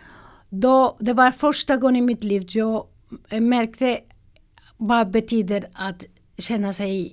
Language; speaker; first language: Swedish; non-native, learner; Spanish